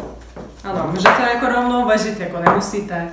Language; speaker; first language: Czech; non-native, learner; Turkish